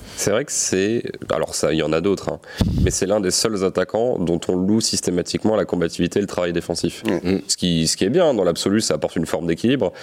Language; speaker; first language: French; native; French